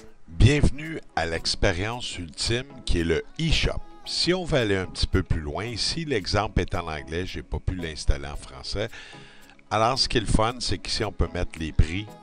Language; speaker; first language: French; native; French